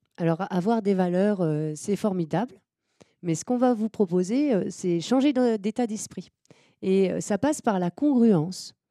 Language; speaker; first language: French; native; French